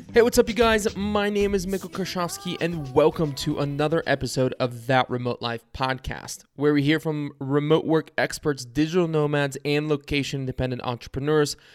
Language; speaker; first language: English; early bilingual, other home language; Bulgarian